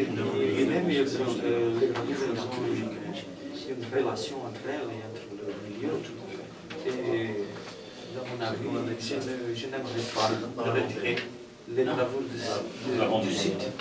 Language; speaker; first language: French; non-native, fluent; Portuguese